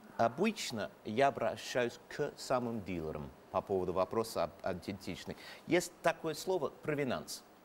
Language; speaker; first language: Russian; non-native, fluent; English